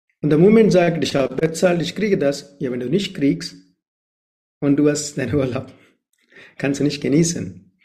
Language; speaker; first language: German; non-native, learner; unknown